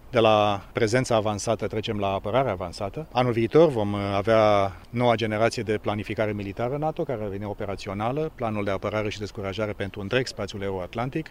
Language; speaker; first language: Romanian; native; Romanian